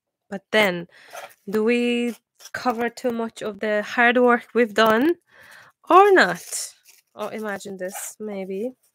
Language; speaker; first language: English; non-native, fluent; Polish